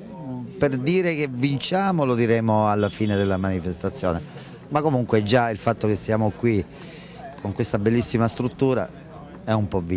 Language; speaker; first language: Italian; native; Italian